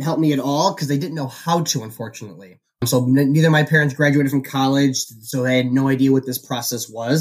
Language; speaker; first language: English; native; English